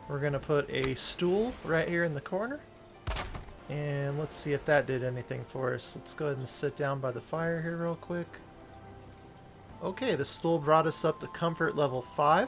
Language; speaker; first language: English; native; English